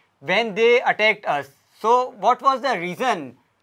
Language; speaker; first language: English; non-native, local second language; Urdu